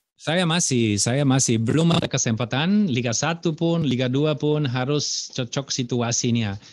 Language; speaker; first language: Indonesian; non-native, fluent; German